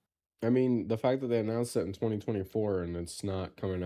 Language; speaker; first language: English; native; English